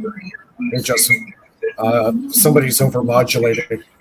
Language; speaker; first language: English; native; English